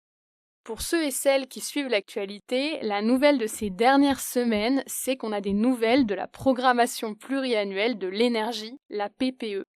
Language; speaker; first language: French; native; French